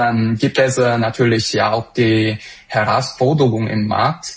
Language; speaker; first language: German; non-native, fluent; Korean